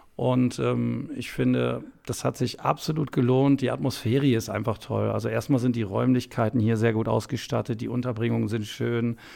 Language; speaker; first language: German; native; German